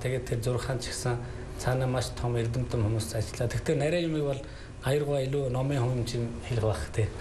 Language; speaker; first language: Mongolian; native; Mongolian